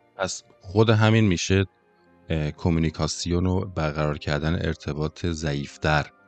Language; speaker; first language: Persian; native; Persian